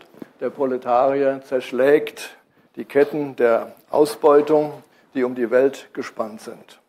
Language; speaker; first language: German; native; German